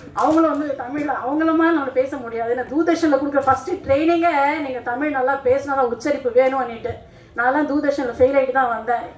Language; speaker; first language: Tamil; non-native, local second language; Telugu